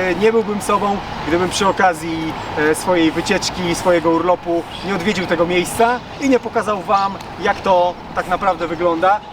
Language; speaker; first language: Polish; native; Polish